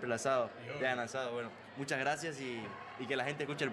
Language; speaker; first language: Spanish; native; Spanish